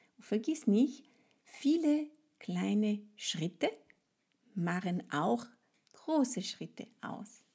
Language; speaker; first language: German; non-native, fluent; French